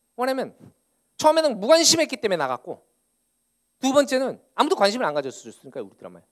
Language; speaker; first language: Korean; native; Korean